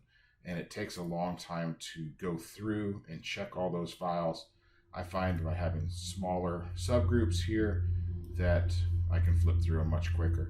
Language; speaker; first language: English; native; English